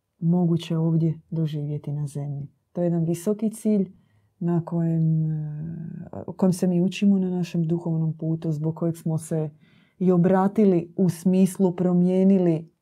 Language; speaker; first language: Croatian; native; Croatian